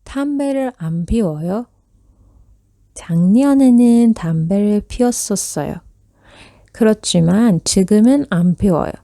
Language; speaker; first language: Korean; non-native, fluent; Persian